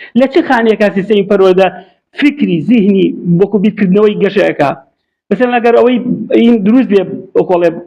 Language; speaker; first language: Central Kurdish; non-native, local second language; Gurani